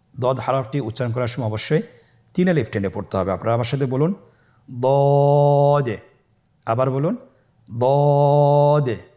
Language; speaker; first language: Bangla; native; Bangla